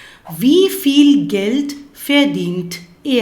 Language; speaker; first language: German; non-native, fluent; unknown